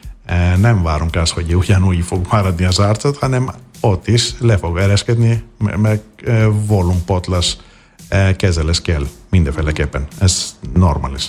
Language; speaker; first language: Hungarian; non-native, fluent; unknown